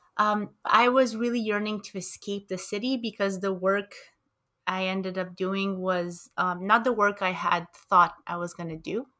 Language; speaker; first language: English; early bilingual, other home language; Romanian